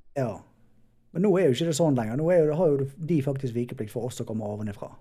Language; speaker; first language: Norwegian; native; Norwegian